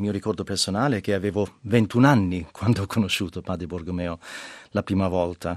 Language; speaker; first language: Italian; non-native, fluent; English